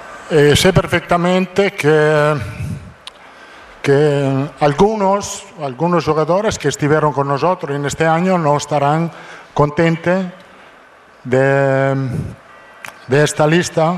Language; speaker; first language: Portuguese; non-native, fluent; Italian